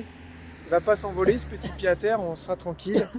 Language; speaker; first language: French; native; French